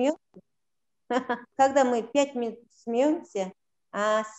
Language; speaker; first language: Russian; non-native, local second language; Kazakh